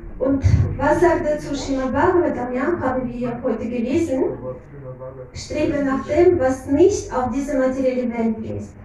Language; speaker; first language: German; non-native, fluent; Russian